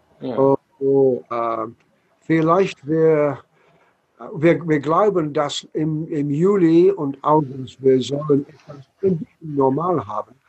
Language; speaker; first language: German; non-native, learner; English